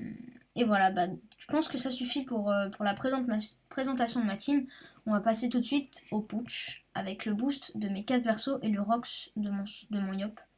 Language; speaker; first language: French; native; French